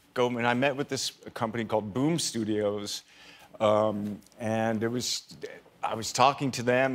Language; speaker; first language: English; native; English